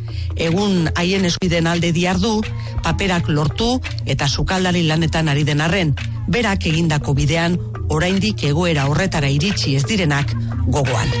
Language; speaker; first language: Basque; native; Basque